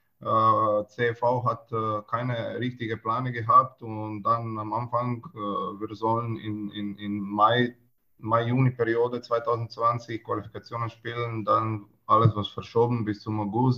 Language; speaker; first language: German; non-native, learner; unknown